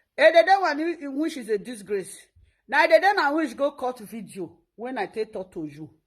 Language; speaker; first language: Nigerian Pidgin; non-native, local second language; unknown